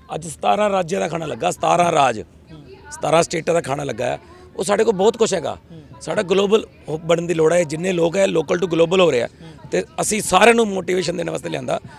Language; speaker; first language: Punjabi; native; Punjabi